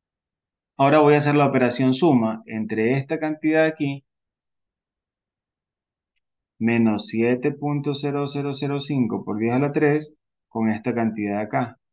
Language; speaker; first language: Spanish; native; Spanish